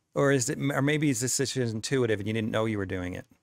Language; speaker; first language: English; native; English